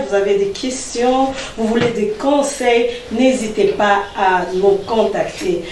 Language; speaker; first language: French; non-native, local second language; Lingala